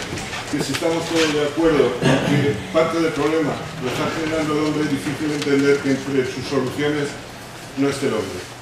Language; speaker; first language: Spanish; native; Spanish